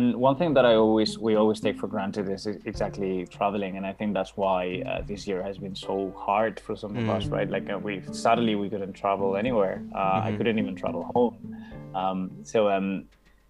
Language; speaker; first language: English; non-native, fluent; Spanish